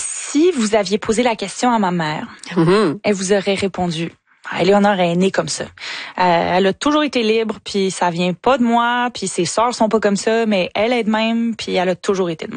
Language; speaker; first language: French; native; French